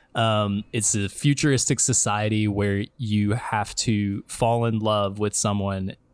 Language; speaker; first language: English; native; English